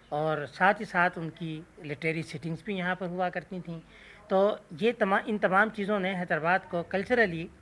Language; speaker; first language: Urdu; non-native, local second language; Sindhi